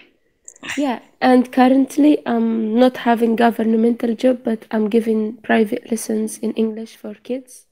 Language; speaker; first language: English; non-native, fluent; Arabic